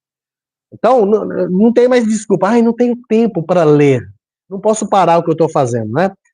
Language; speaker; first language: Portuguese; native; Portuguese